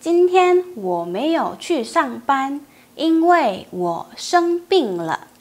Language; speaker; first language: Chinese; non-native, fluent; Indonesian